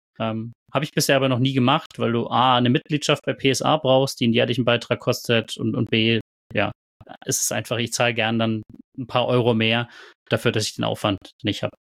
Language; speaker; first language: German; native; German